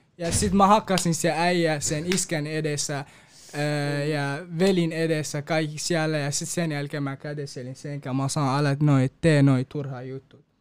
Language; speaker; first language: Finnish; non-native, learner; Kurdish